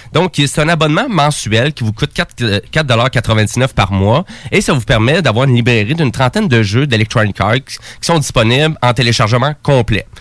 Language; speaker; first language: French; native; French